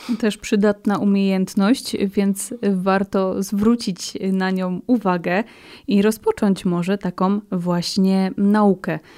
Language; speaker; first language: Polish; native; Polish